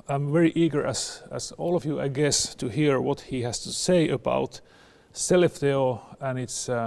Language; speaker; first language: English; non-native, fluent; Finnish